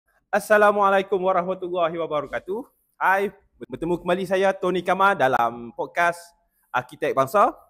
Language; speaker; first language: Malay; native; Malay